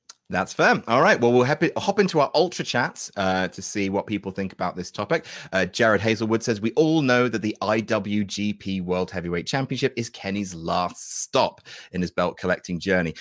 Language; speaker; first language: English; native; English